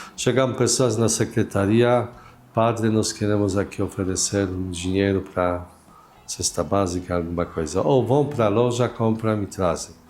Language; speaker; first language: Portuguese; non-native, fluent; Polish